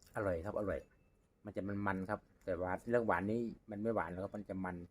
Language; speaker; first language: Thai; non-native, local second language; Northeastern Thai